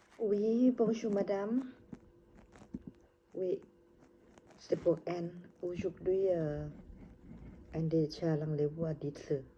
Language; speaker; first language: French; non-native, learner; Thai